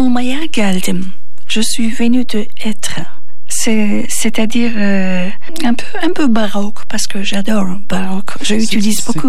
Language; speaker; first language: French; non-native, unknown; Turkish